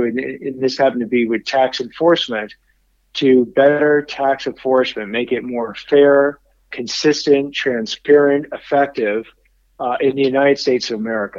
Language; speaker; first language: English; native; English